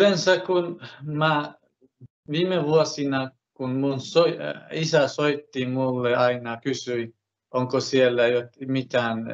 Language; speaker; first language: Finnish; non-native, fluent; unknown